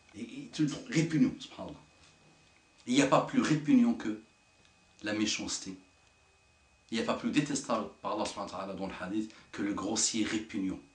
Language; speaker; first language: French; non-native, local second language; Arabic